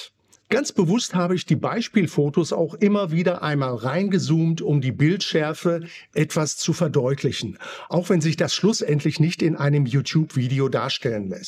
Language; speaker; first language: German; native; German